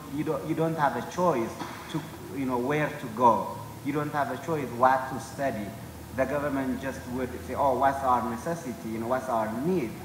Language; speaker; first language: English; non-native, fluent; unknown